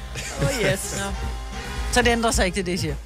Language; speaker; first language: Danish; native; Danish